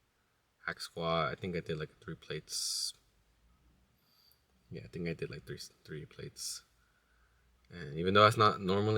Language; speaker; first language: English; native; English